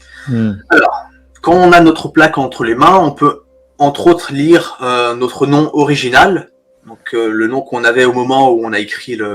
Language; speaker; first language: French; native; French